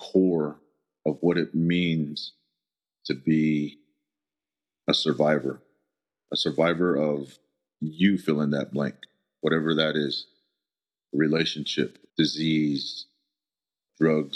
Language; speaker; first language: English; early bilingual, other home language; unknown